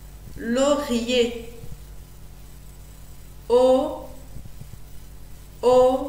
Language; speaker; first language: French; non-native, local second language; Arabic